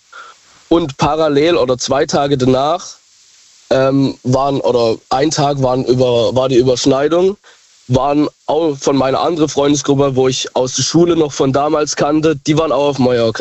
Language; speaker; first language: German; native; German